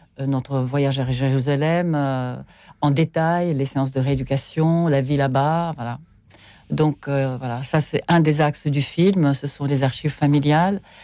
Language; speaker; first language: French; non-native, fluent; Russian